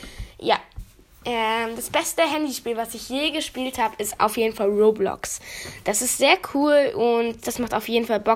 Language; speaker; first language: German; native; German